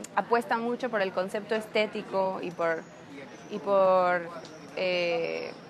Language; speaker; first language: Spanish; native; Spanish